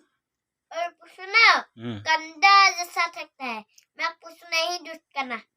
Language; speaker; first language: Hindi; non-native, local second language; Assamese